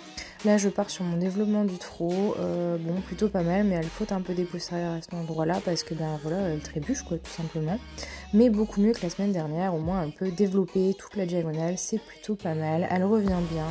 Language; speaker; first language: French; native; French